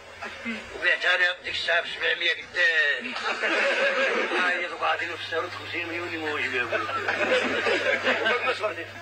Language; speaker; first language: Arabic; native; Arabic